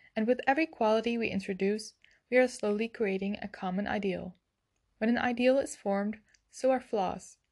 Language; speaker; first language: English; non-native, fluent; Dutch